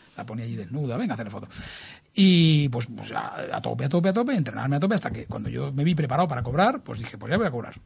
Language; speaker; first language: Spanish; native; Spanish